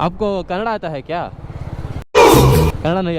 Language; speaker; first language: Hindi; non-native, local second language; Kannada